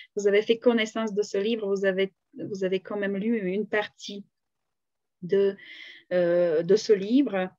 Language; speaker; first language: French; non-native, fluent; Slovak